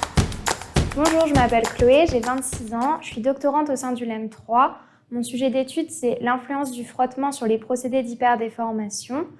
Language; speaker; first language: French; native; French